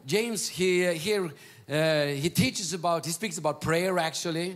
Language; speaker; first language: English; non-native, fluent; Norwegian